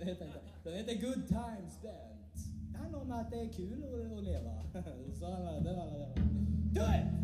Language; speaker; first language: Swedish; native; Swedish